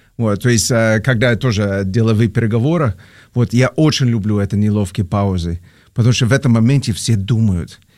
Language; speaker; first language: Russian; non-native, fluent; English